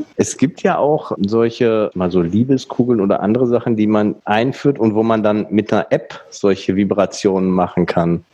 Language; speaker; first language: German; native; German